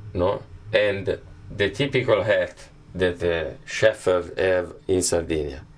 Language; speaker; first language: English; non-native, fluent; Italian